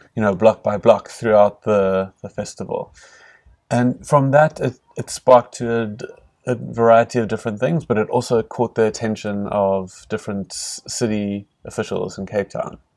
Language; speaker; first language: English; native; English